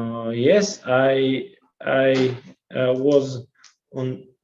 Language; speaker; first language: English; non-native, learner; Russian